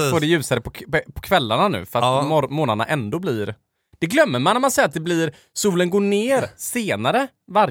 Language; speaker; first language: Swedish; native; Swedish